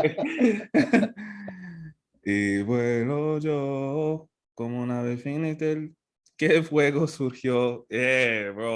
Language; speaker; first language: Spanish; non-native, fluent; English